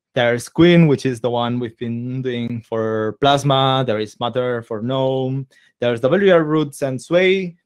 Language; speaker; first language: English; non-native, fluent; Catalan